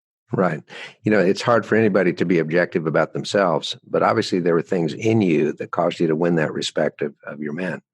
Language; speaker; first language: English; native; English